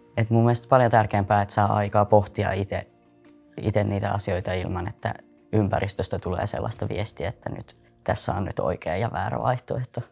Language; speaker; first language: Finnish; native; Finnish